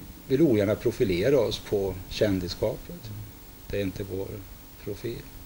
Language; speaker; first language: Swedish; native; Swedish